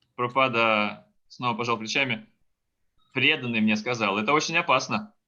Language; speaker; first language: Russian; native; Russian